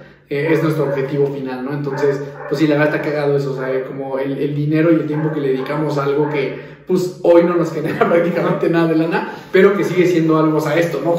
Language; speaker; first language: Spanish; native; Spanish